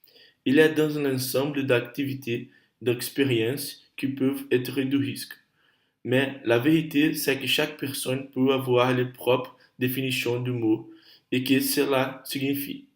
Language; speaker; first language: French; non-native, learner; Portuguese